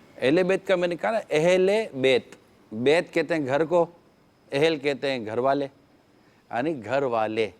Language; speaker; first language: Urdu; native; Urdu